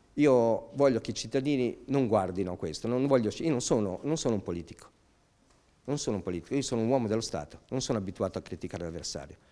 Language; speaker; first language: Italian; native; Italian